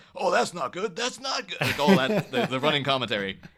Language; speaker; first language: English; native; English